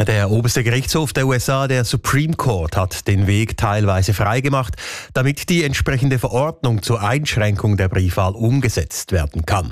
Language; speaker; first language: German; native; German